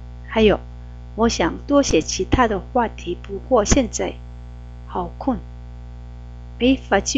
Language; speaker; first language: Chinese; non-native, fluent; Korean